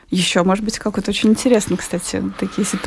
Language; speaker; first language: Russian; native; Russian